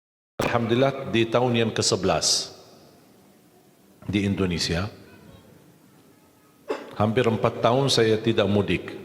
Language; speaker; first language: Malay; non-native, fluent; Arabic